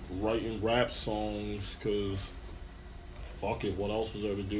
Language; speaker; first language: English; native; English